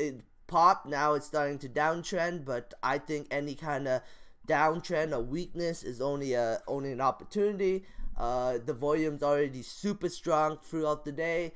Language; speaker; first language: English; native; English